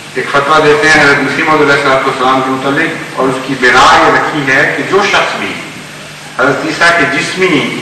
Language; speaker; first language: Urdu; native; Urdu